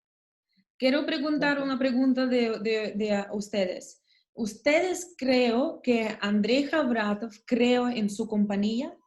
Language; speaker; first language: Spanish; non-native, learner; Russian